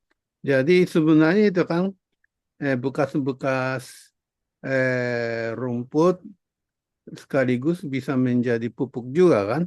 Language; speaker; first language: Indonesian; non-native, fluent; Japanese